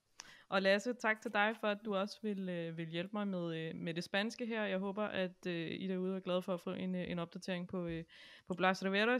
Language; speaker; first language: Danish; native; Danish